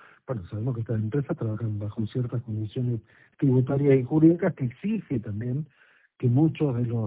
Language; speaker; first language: Spanish; native; Spanish